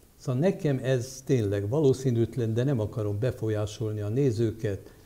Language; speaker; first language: Hungarian; native; Hungarian